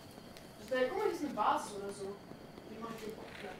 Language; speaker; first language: German; native; German